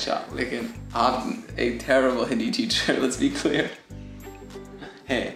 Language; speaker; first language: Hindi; non-native, learner; English